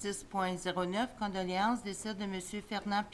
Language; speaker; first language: French; native; French